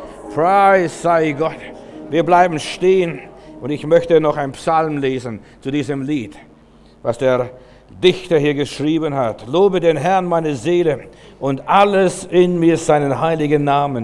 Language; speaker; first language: German; native; German